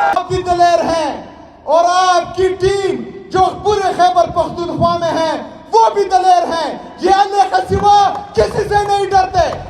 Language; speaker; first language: Urdu; non-native, local second language; Pashto